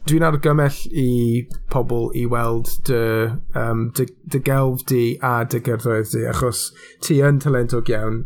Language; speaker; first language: Welsh; non-native, local second language; English